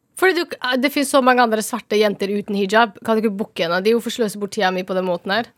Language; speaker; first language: Norwegian; early bilingual, other home language; Somali